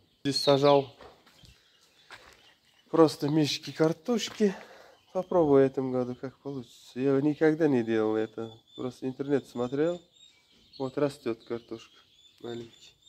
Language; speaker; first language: Russian; non-native, learner; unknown